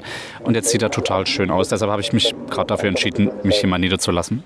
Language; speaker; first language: German; native; German